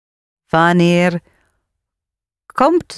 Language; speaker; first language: Dutch; non-native, learner; English